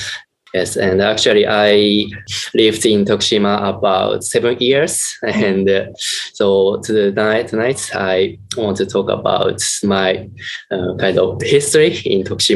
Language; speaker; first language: English; non-native, learner; Japanese